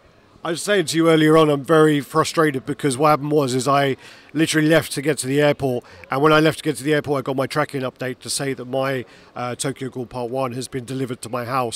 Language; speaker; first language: English; native; English